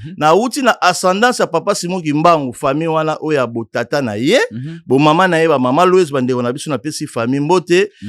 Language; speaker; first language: Lingala; non-native, local second language; Kongo